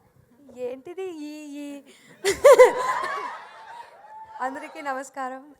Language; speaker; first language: Telugu; non-native, learner; Tamil